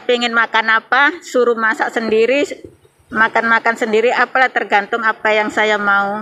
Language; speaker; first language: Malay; non-native, local second language; Javanese